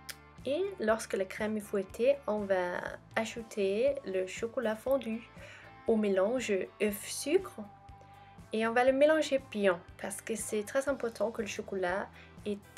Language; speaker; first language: French; non-native, fluent; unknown